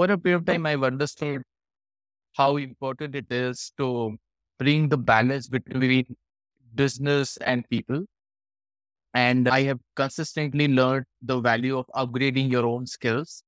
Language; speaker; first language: English; non-native, local second language; Hindi